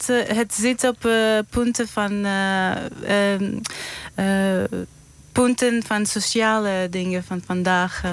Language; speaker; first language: Dutch; non-native, learner; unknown